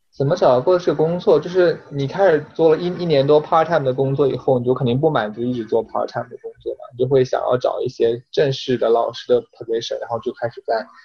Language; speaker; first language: Chinese; native; Chinese